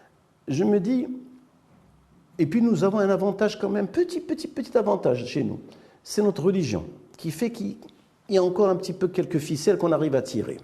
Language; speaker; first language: French; non-native, local second language; Arabic